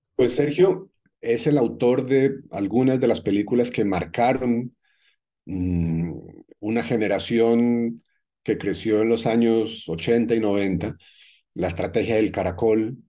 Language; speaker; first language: Spanish; native; Spanish